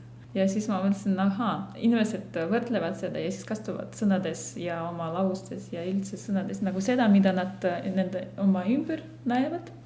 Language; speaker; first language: Estonian; non-native, fluent; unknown